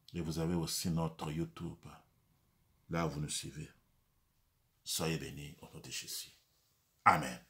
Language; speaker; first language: French; non-native, local second language; Lingala